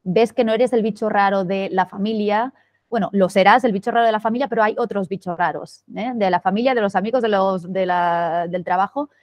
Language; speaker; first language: Spanish; non-native, local second language; Catalan